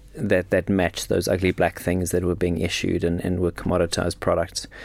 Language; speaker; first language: English; native; English